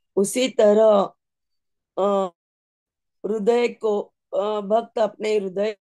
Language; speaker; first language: Hindi; non-native, local second language; Marathi